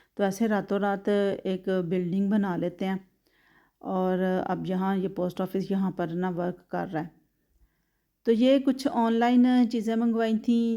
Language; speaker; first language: Urdu; native; Urdu